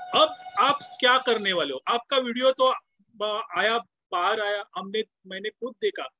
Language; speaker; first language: Hindi; non-native, local second language; Marathi